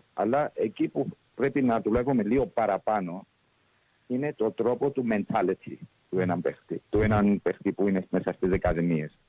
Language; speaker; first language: Greek; early bilingual, heritage; English